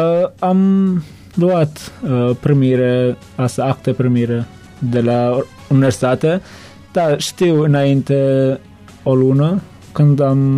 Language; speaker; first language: Romanian; non-native, learner; Turkmen